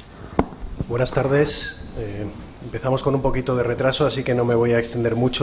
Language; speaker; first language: Spanish; native; Spanish